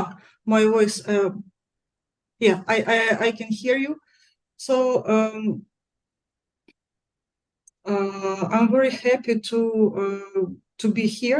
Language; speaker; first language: English; non-native, fluent; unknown